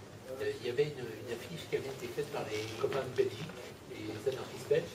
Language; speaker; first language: French; native; French